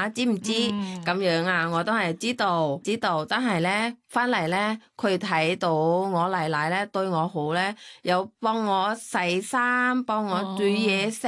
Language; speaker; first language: Cantonese; non-native, learner; Thai